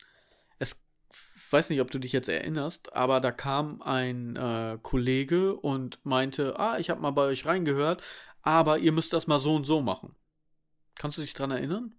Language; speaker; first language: German; native; German